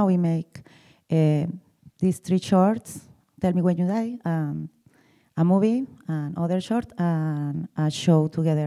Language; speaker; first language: English; non-native, learner; Spanish